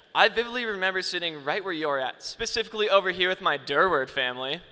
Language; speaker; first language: English; native; English